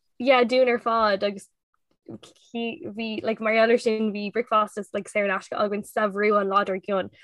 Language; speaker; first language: Irish; non-native, local second language; English